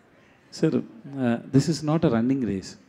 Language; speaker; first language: Telugu; non-native, learner; Tamil